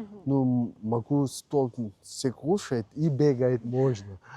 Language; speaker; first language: Russian; non-native, learner; Turkish